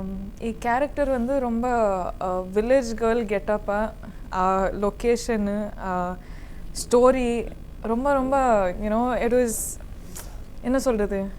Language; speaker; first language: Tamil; non-native, learner; Kannada